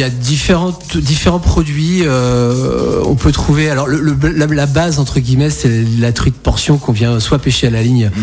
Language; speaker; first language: French; native; French